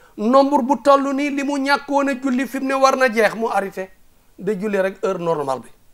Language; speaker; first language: Wolof; native; Wolof